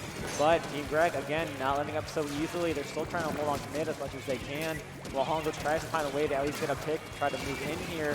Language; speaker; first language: English; native; English